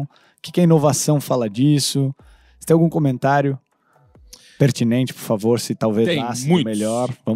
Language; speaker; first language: Portuguese; native; Portuguese